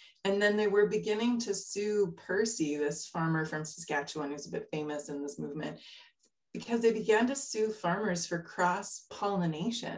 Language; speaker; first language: English; native; English